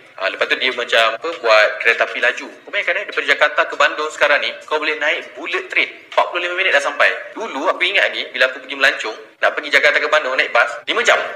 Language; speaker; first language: Malay; native; Malay